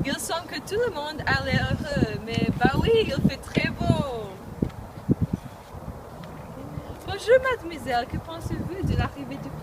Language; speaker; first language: French; non-native, learner; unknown